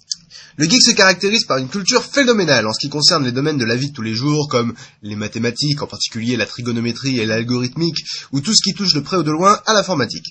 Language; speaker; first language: French; native; French